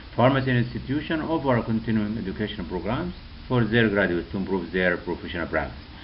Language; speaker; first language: English; non-native, local second language; Arabic